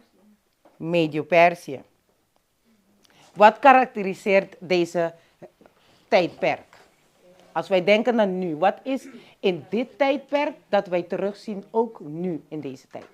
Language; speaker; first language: Dutch; non-native, local second language; Papiamento